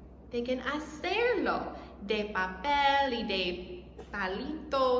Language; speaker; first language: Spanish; non-native, fluent; English